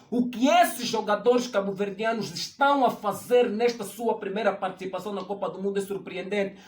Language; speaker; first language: Portuguese; native; Portuguese